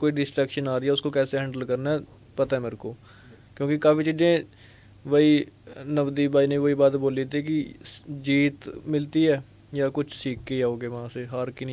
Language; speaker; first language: Hindi; non-native, local second language; Punjabi